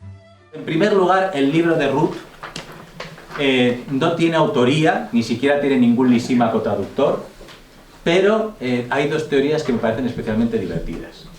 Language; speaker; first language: Spanish; native; Spanish